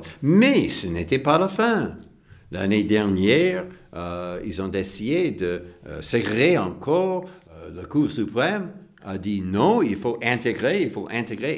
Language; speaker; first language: French; non-native, fluent; English